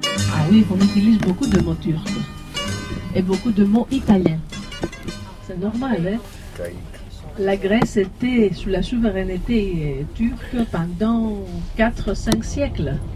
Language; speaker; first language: French; non-native, fluent; Greek